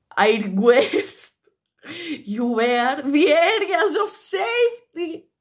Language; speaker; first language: English; non-native, fluent; Greek